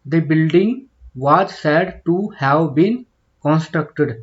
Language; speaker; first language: English; non-native, local second language; Hindi